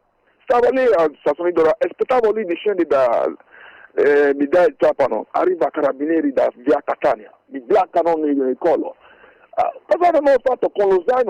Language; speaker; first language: Italian; non-native, fluent; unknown